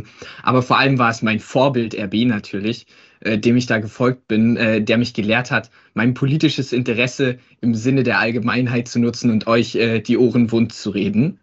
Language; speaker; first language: German; native; German